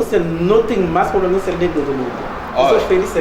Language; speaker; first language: Portuguese; non-native, learner; Haitian Creole